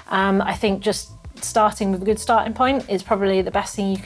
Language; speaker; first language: English; native; English